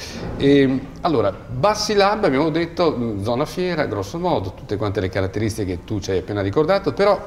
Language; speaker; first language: Italian; native; Italian